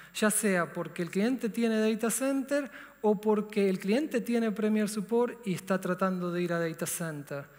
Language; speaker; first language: Spanish; native; Spanish